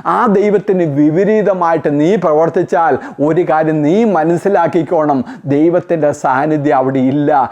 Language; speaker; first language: Malayalam; native; Malayalam